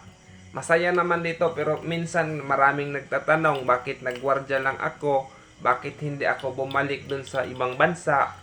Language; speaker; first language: Filipino; non-native, fluent; English